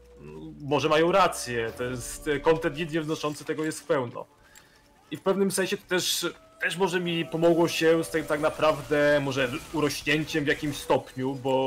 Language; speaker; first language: Polish; native; Polish